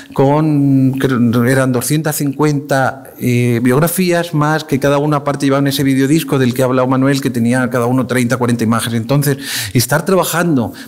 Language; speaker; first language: Spanish; native; Spanish